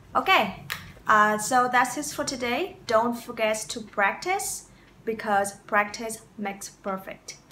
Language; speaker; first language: English; non-native, fluent; Vietnamese